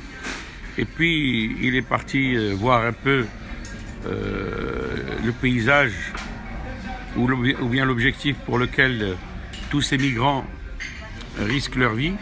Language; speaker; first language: French; non-native, local second language; Arabic